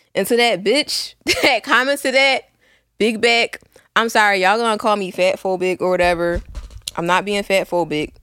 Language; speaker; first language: English; native; English